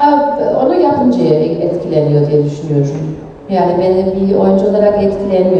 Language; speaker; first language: Turkish; non-native, fluent; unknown